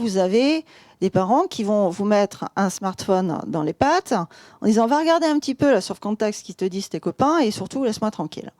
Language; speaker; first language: French; native; French